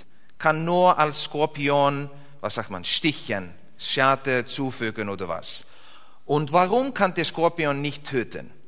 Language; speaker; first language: German; non-native, fluent; Icelandic